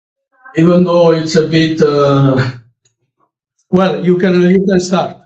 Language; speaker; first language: English; non-native, learner; Italian